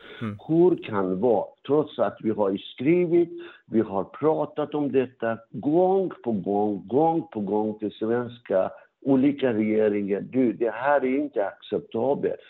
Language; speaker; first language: Swedish; non-native, fluent; Persian